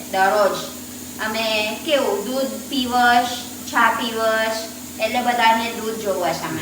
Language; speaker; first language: Gujarati; non-native, learner; Filipino